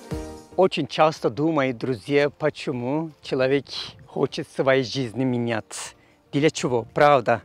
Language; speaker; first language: Russian; non-native, fluent; Turkish